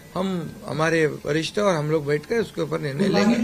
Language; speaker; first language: Hindi; non-native, local second language; Marathi